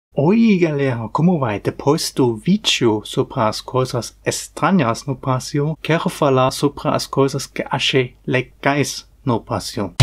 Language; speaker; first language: Portuguese; non-native, fluent; German